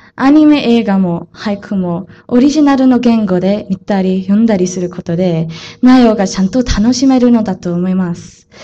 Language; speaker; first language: Japanese; non-native, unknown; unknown